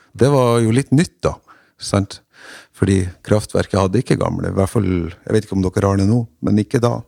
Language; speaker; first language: Norwegian; native; Norwegian